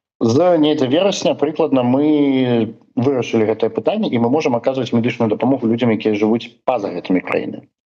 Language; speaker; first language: Belarusian; non-native, local second language; Russian